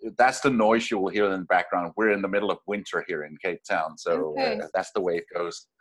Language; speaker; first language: English; non-native, fluent; Danish